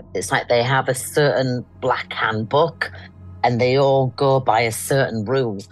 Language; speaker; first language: English; native; English